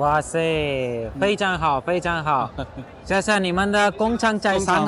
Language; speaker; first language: Chinese; non-native, learner; Hindi